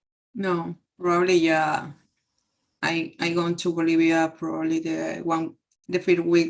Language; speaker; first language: English; non-native, learner; Spanish